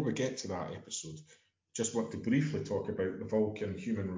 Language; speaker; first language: English; native; English